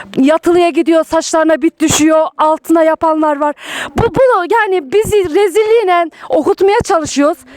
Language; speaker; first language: Turkish; native; Turkish